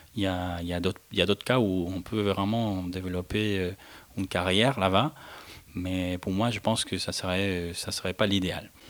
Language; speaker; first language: French; non-native, fluent; Spanish